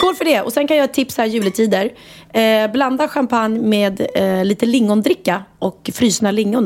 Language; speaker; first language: Swedish; native; Swedish